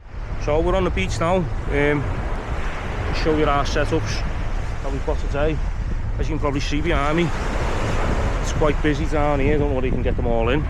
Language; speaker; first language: English; native; English